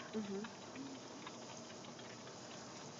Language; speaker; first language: English; non-native, fluent; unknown